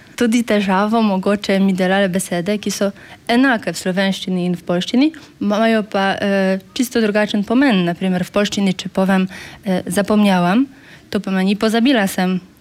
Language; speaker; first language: Slovenian; non-native, fluent; Polish